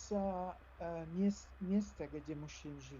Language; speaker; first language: Russian; non-native, learner; French